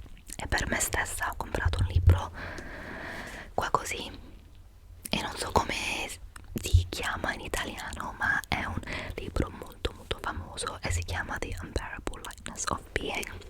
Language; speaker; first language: Italian; non-native, fluent; English